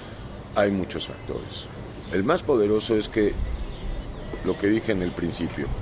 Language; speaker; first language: Spanish; native; Spanish